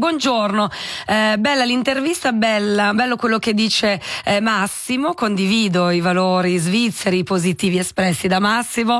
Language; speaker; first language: Italian; native; Italian